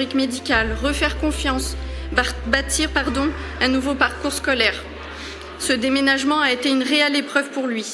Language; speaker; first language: French; native; French